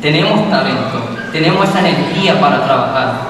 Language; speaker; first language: Spanish; early bilingual, heritage; Spanish